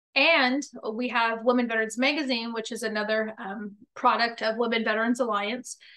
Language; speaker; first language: English; native; English